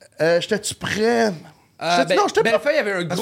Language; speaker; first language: French; native; French